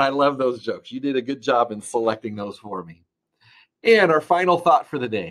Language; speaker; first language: English; native; English